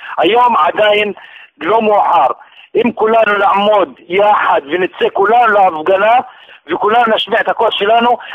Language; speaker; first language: Hebrew; non-native, local second language; Arabic